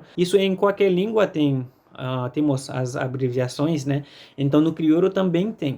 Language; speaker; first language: Portuguese; non-native, fluent; Haitian Creole